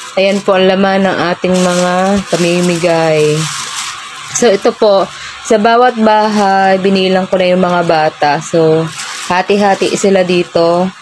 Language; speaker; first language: Filipino; native; Filipino